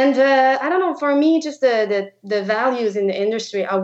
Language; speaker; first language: English; non-native, fluent; French